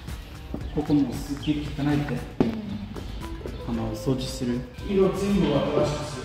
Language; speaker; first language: Japanese; non-native, learner; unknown